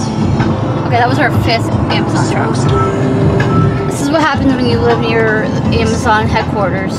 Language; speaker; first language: English; native; English